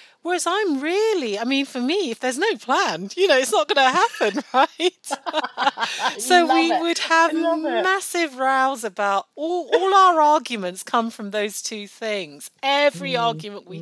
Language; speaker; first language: English; non-native, local second language; Yoruba